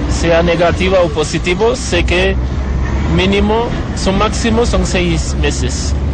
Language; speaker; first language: Spanish; non-native, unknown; Haitian Creole